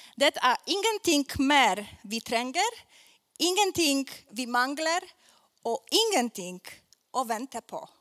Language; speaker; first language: Swedish; non-native, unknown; Polish